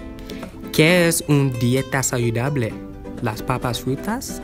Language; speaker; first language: Spanish; non-native, learner; English